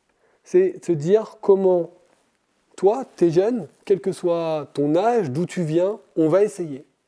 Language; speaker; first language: French; native; French